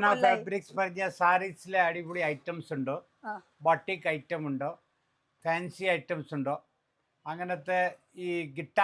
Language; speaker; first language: Malayalam; non-native, local second language; Hindi